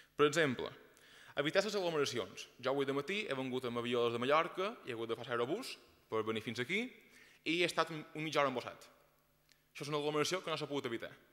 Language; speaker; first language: Catalan; native; Catalan